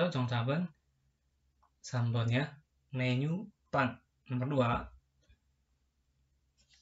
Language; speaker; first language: Korean; non-native, learner; Indonesian